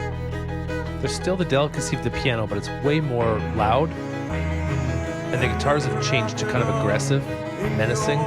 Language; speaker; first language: English; native; English